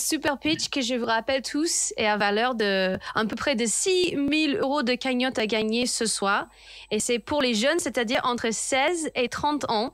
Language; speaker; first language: French; native; French